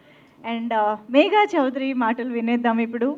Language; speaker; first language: Telugu; native; Telugu